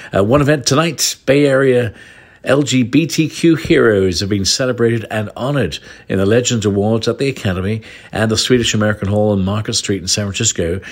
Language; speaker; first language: English; native; English